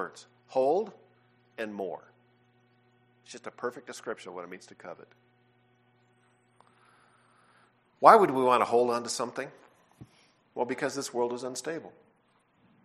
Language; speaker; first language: English; native; English